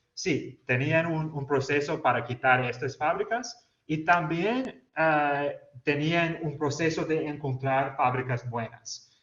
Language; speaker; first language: Spanish; non-native, fluent; English